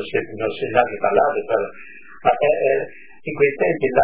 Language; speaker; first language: Italian; non-native, local second language; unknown